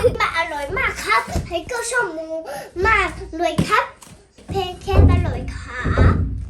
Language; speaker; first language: Thai; early bilingual, heritage; Thai